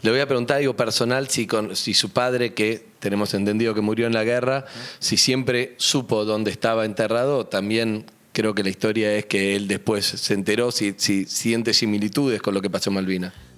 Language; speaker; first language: Spanish; native; Spanish